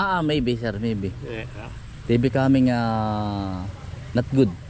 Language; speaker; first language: English; non-native, learner; Filipino